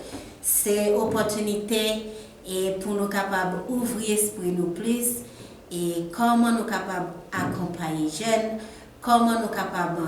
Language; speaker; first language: French; non-native, learner; Haitian Creole